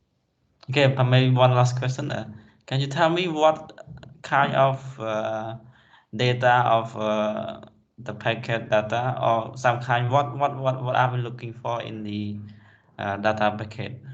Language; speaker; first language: English; non-native, fluent; Khmer